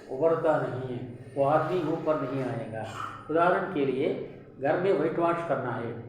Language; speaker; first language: Hindi; non-native, local second language; Tamil